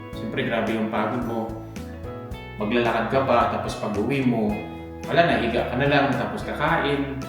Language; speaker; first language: Filipino; native; Filipino